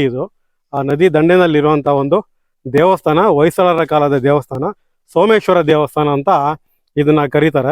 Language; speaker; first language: Kannada; native; Kannada